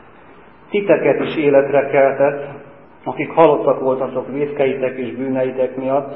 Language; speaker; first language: Hungarian; non-native, fluent; English